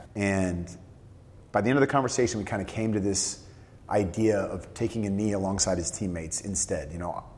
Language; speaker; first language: English; native; English